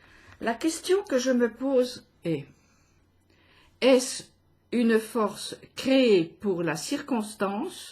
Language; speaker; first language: French; native; French